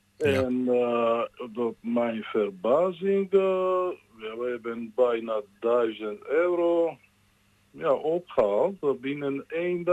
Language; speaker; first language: Dutch; non-native, learner; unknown